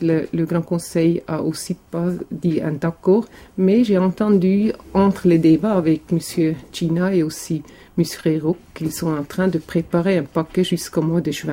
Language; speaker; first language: French; non-native, local second language; German